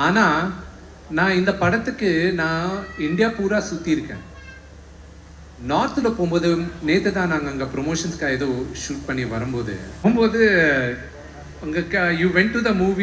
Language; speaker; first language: Tamil; non-native, local second language; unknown